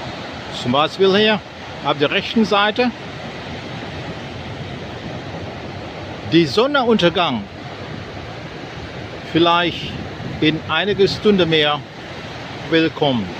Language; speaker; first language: German; non-native, learner; Indonesian